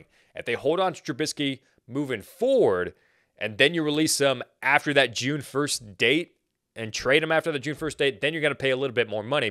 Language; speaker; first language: English; native; English